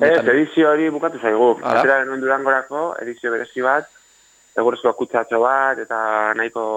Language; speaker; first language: Basque; native; Basque